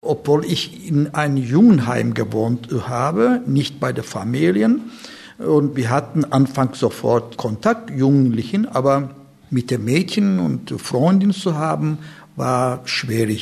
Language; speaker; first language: German; non-native, fluent; Turkish